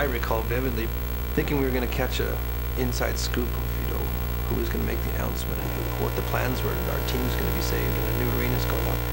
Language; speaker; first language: English; native; English